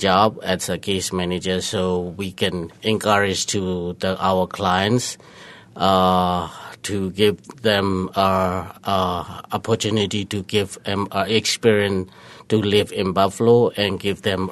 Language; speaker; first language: English; non-native, learner; Burmese